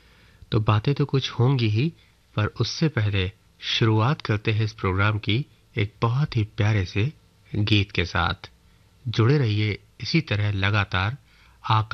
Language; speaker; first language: Hindi; native; Hindi